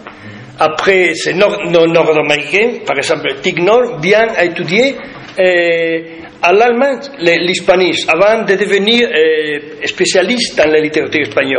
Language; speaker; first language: French; non-native, fluent; Spanish